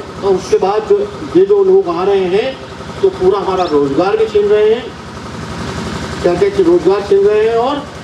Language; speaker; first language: Hindi; native; Hindi